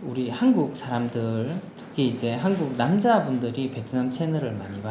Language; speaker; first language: Korean; non-native, local second language; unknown